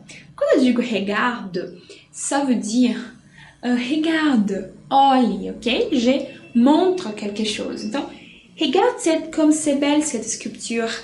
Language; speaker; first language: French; non-native, fluent; Portuguese